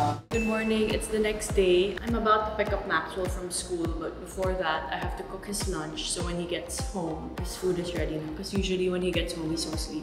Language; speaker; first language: English; non-native, local second language; Filipino